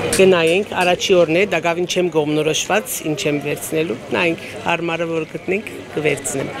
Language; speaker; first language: Armenian; early bilingual, heritage; Armenian